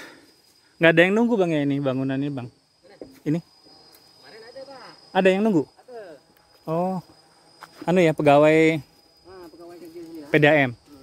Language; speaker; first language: Indonesian; native; Indonesian